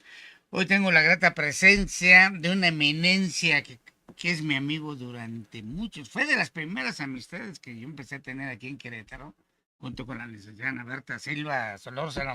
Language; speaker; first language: Spanish; native; Spanish